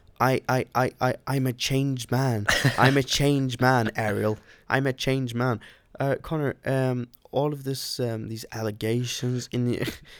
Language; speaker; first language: English; native; English